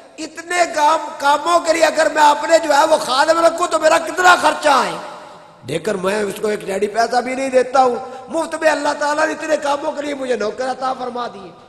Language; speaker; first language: Urdu; non-native, local second language; Punjabi